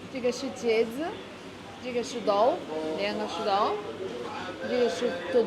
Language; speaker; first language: Chinese; non-native, learner; Arabic